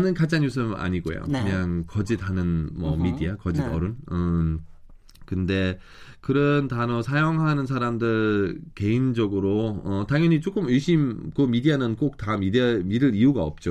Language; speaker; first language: Korean; non-native, fluent; German